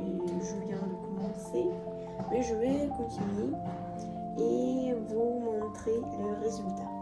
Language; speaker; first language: French; non-native, learner; Russian